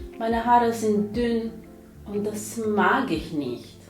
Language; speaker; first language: German; non-native, fluent; Ukrainian